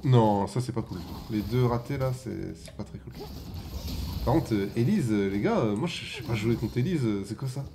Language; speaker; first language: French; native; French